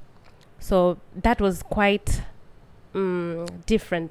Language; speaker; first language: English; non-native, local second language; Swahili